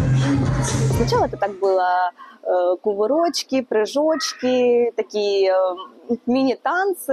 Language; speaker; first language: Ukrainian; non-native, local second language; Russian